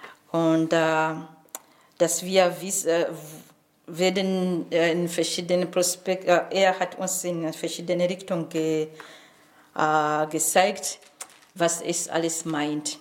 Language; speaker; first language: German; non-native, learner; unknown